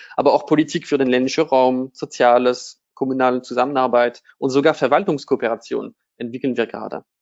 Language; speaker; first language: German; non-native, fluent; French